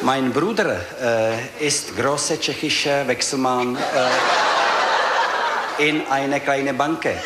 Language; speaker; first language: German; non-native, learner; Czech